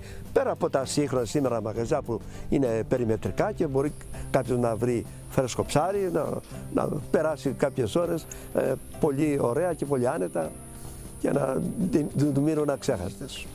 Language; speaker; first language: Greek; native; Greek